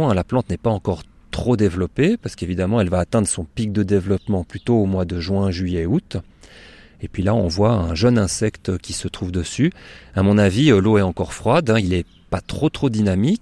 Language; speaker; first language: French; native; French